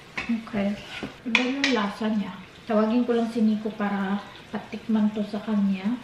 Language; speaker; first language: Filipino; non-native, local second language; Cebuano